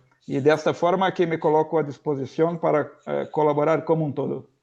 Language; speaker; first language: Portuguese; native; Portuguese